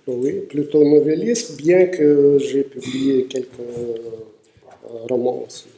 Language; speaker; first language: French; non-native, fluent; Russian